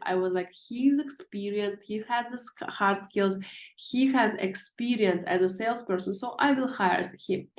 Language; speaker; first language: English; non-native, fluent; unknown